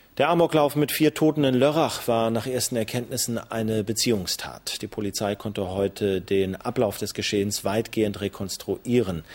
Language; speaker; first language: German; native; German